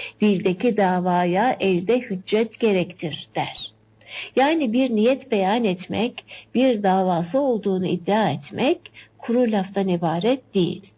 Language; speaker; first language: Turkish; native; Turkish